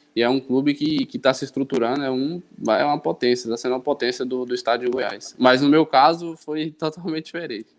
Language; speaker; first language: Portuguese; native; Portuguese